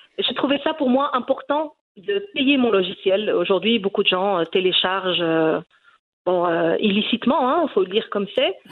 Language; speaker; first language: French; early bilingual, other home language; Riffian